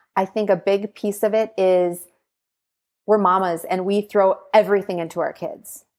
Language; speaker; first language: English; native; English